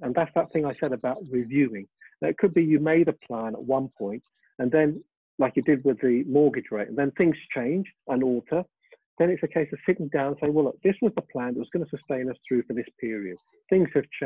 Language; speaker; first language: English; early bilingual, other home language; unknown